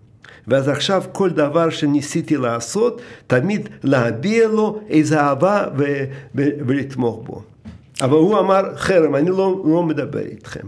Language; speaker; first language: Hebrew; non-native, fluent; Russian